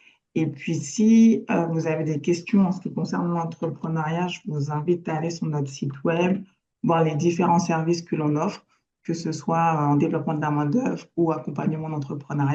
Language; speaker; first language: French; native; French